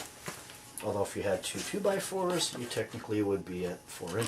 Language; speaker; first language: English; native; English